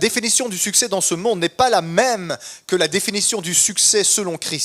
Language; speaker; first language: French; native; French